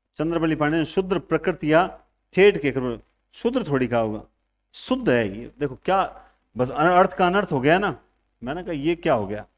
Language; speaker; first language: Hindi; native; Hindi